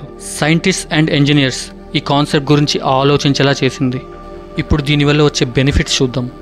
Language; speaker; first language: Telugu; native; Telugu